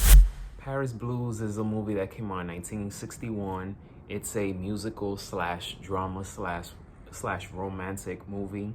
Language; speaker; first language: English; native; English